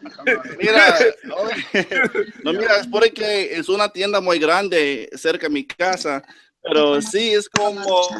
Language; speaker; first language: Spanish; non-native, learner; English